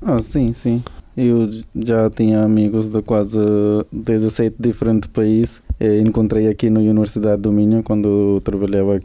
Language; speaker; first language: Portuguese; non-native, learner; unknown